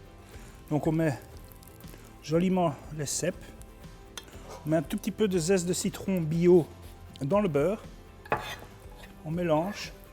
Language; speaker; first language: French; native; French